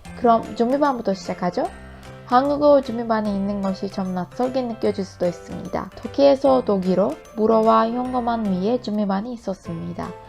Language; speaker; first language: Korean; non-native, learner; Turkish